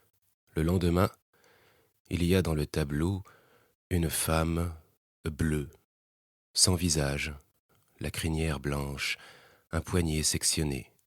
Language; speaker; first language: French; native; French